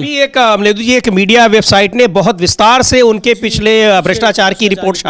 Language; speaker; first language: Hindi; native; Hindi